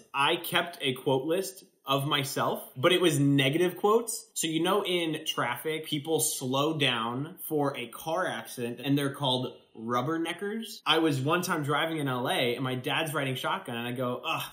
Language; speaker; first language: English; native; English